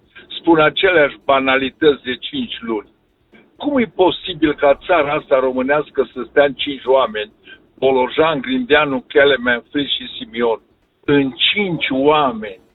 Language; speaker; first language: Romanian; native; Romanian